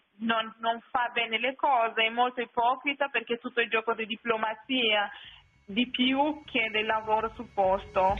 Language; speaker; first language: Italian; non-native, fluent; French